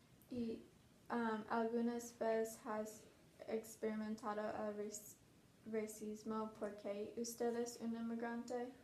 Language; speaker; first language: Spanish; non-native, learner; English